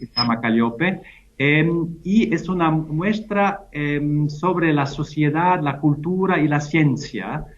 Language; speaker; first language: Spanish; non-native, fluent; German